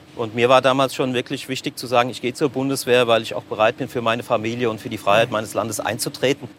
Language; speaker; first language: German; native; German